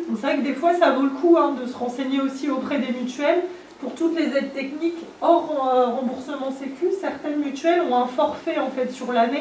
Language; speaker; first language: French; native; French